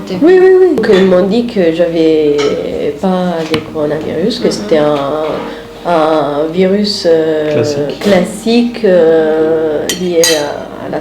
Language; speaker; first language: French; non-native, fluent; Italian